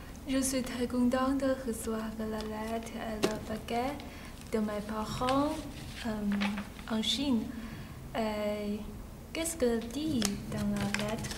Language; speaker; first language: French; non-native, learner; Chinese